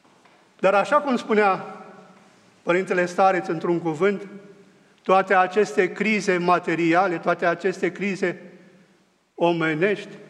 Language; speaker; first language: Romanian; native; Romanian